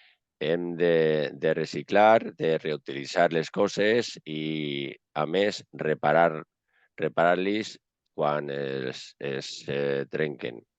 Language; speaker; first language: Catalan; non-native, local second language; Spanish